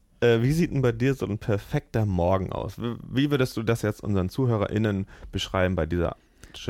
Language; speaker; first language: German; native; German